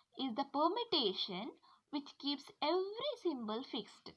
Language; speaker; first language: English; non-native, local second language; Kannada